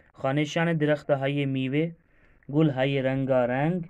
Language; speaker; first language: Persian; non-native, fluent; Urdu